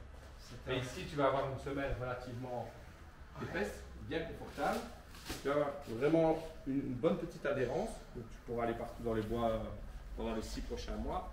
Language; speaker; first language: French; native; French